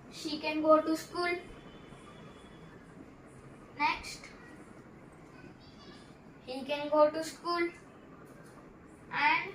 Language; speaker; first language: English; non-native, local second language; Telugu